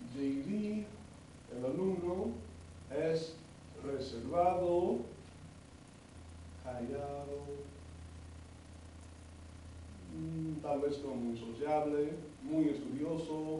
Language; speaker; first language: Spanish; non-native, fluent; English